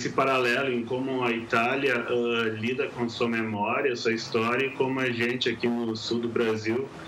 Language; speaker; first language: Portuguese; native; Portuguese